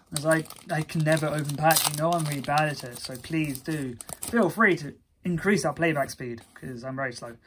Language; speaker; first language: English; native; English